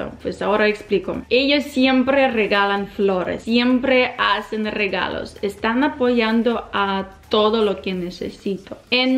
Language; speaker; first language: Spanish; non-native, fluent; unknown